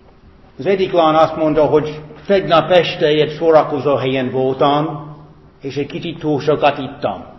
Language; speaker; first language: Hungarian; non-native, fluent; English